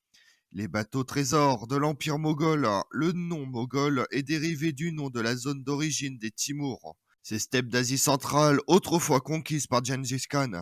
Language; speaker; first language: French; native; French